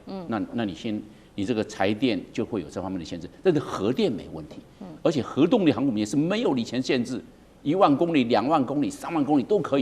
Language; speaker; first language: Chinese; native; Chinese